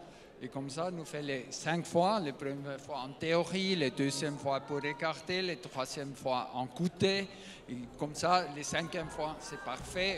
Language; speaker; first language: French; non-native, learner; German